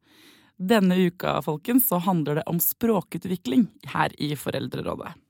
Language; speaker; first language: Norwegian; native; Norwegian